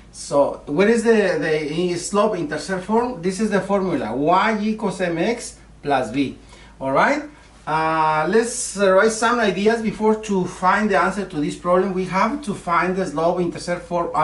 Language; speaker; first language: English; non-native, learner; Spanish